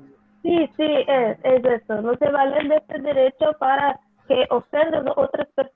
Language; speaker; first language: Spanish; non-native, learner; Portuguese